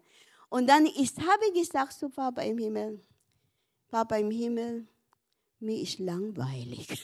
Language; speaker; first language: German; non-native, learner; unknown